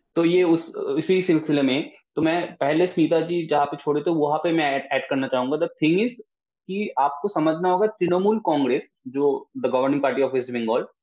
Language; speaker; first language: Hindi; non-native, local second language; Bangla